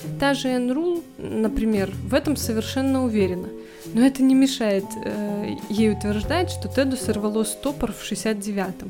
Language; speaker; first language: Russian; native; Russian